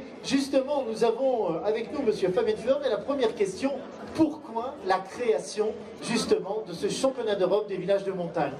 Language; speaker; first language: French; native; French